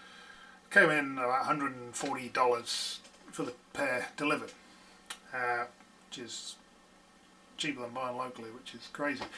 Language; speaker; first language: English; native; English